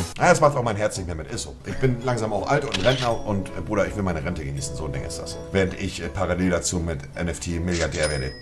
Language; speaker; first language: German; native; German